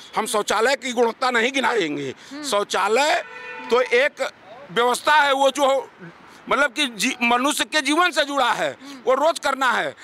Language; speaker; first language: Hindi; native; Hindi